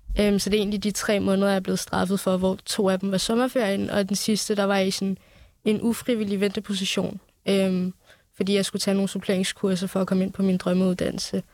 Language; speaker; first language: Danish; early bilingual, other home language; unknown